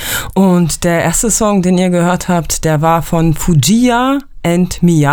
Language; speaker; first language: German; native; German